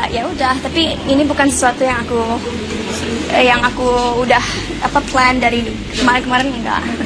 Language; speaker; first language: Indonesian; non-native, local second language; English